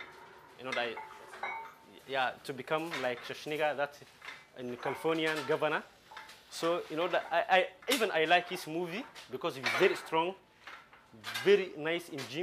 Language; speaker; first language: English; non-native, local second language; Somali